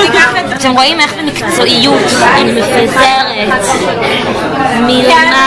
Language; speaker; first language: Hebrew; native; Hebrew